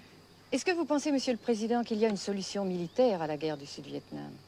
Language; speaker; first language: French; native; French